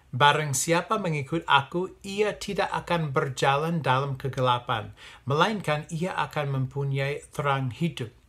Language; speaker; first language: Indonesian; non-native, fluent; English